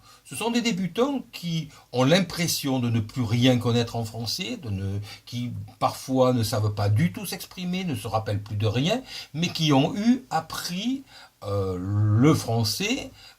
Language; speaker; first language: French; native; French